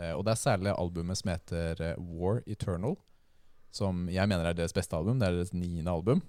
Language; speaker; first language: Norwegian; native; Norwegian